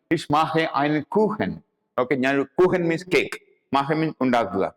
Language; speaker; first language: German; non-native, fluent; Malayalam